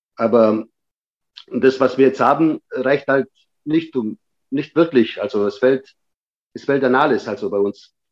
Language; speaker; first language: German; native; German